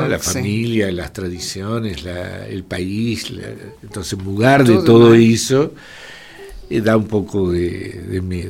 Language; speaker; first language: Portuguese; non-native, fluent; Spanish